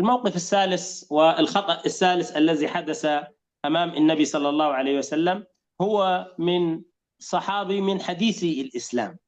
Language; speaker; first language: Arabic; native; Arabic